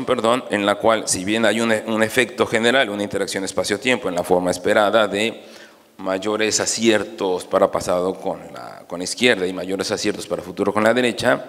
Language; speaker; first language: Spanish; native; Spanish